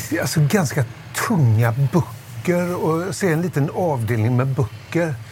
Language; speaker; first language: Swedish; native; Swedish